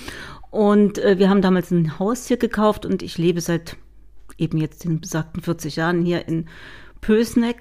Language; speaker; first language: German; native; German